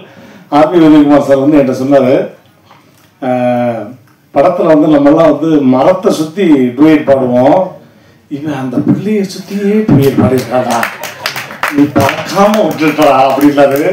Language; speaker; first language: Tamil; native; Tamil